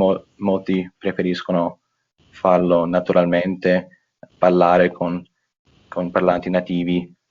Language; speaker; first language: Italian; non-native, fluent; English